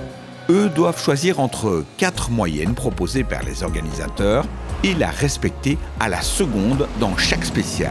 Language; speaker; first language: French; native; French